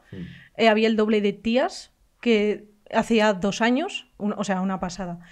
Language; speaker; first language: Spanish; native; Spanish